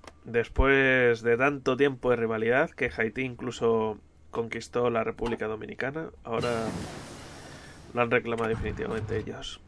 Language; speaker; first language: Spanish; native; Spanish